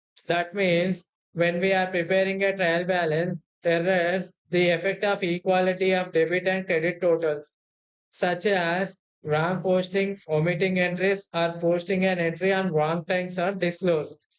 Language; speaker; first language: English; non-native, local second language; Telugu